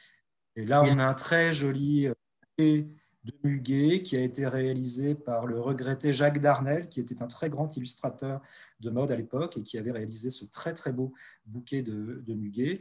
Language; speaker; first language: French; native; French